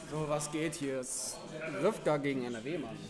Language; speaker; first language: German; native; German